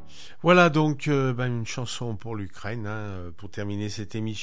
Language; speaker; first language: French; native; French